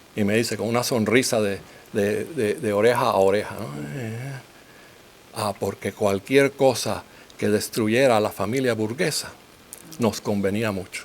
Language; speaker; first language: Spanish; native; Spanish